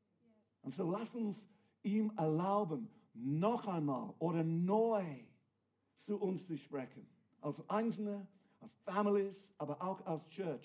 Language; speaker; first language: German; non-native, fluent; English